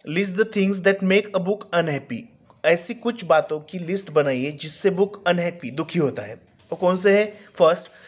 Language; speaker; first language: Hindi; non-native, local second language; Marathi